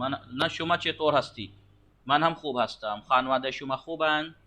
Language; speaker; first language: Persian; non-native, fluent; Urdu